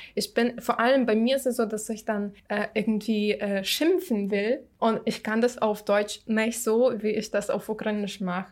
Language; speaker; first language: German; non-native, fluent; Ukrainian